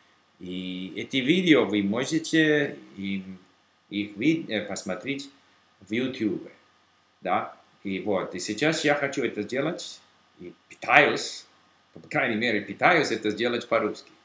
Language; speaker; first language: Russian; non-native, learner; English